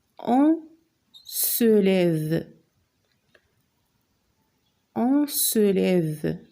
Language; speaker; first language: French; non-native, local second language; Arabic